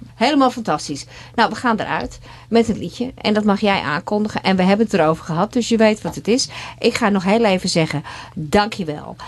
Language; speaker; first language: Dutch; native; Dutch